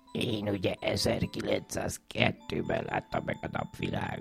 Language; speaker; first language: Hungarian; native; Hungarian